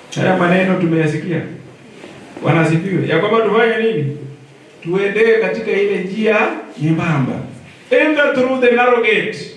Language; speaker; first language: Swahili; non-native, local second language; Luyia